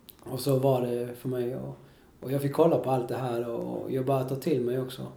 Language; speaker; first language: Swedish; early bilingual, other home language; Spanish